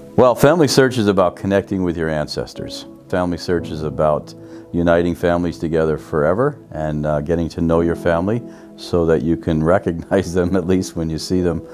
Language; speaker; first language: English; native; English